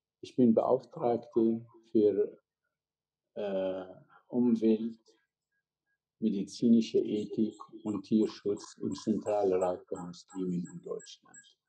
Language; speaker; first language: German; non-native, fluent; Arabic